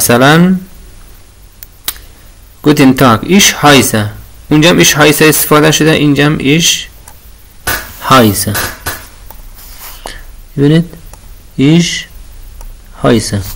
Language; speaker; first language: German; non-native, fluent; Persian